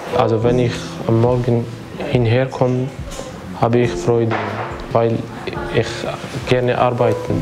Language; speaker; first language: German; non-native, fluent; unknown